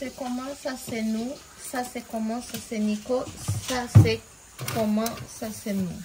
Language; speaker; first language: French; non-native, learner; Japanese